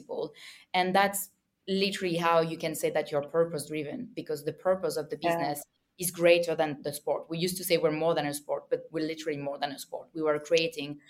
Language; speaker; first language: English; non-native, fluent; French